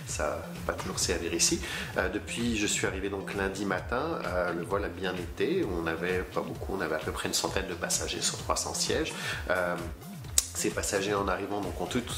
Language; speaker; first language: French; native; French